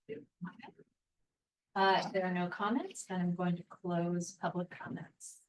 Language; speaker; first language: English; native; English